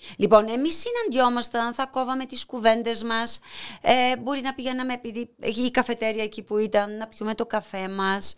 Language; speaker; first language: Greek; non-native, fluent; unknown